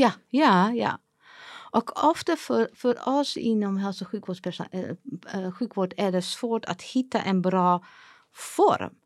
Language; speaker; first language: Swedish; non-native, fluent; Dutch